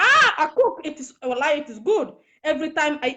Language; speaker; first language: English; non-native, learner; Somali